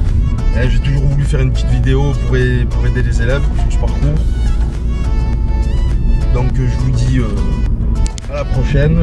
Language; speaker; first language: French; native; French